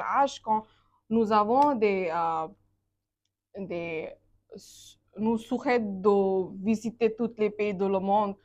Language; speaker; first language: French; non-native, learner; Bangla